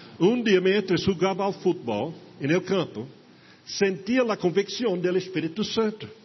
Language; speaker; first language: Portuguese; non-native, fluent; English